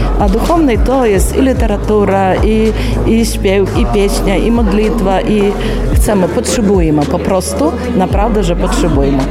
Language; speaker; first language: Polish; non-native, local second language; Ukrainian